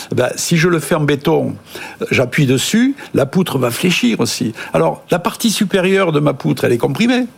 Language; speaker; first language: French; native; French